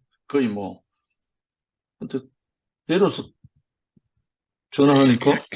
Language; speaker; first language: Korean; native; Korean